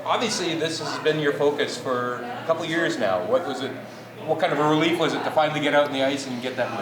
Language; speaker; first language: English; native; English